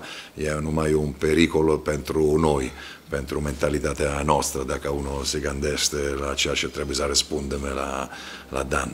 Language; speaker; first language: Romanian; non-native, fluent; Italian